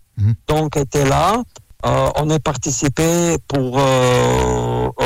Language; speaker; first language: French; non-native, learner; Russian